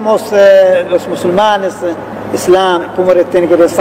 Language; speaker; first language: Spanish; non-native, learner; Arabic